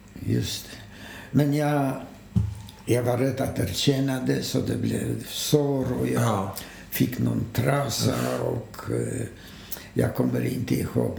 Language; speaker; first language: Swedish; non-native, fluent; Polish